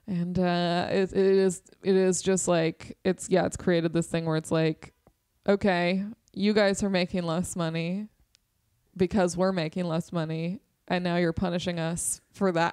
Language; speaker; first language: English; native; English